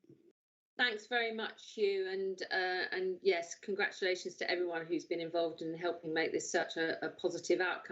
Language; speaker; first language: English; native; English